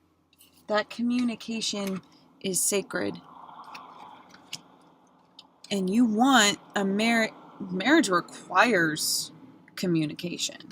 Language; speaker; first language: English; native; English